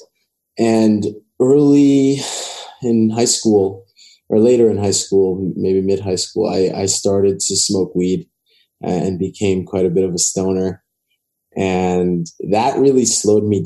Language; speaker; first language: English; native; English